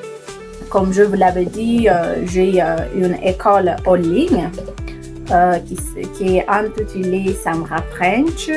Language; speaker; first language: French; non-native, fluent; Amharic